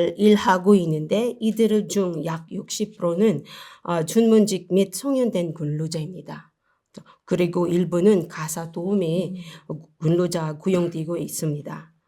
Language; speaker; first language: Korean; non-native, learner; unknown